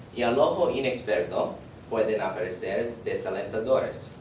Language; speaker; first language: Spanish; non-native, learner; English